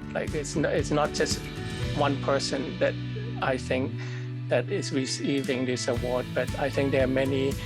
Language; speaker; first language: English; non-native, fluent; Cantonese